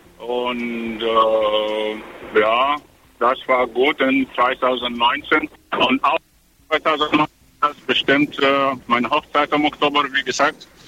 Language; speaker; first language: German; non-native, learner; Arabic